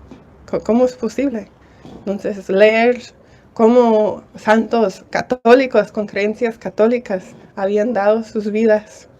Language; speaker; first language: Spanish; non-native, fluent; English